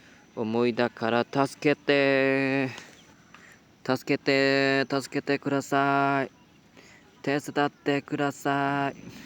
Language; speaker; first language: Japanese; non-native, learner; Vietnamese